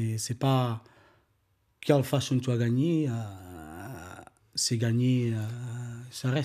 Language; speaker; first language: French; non-native, learner; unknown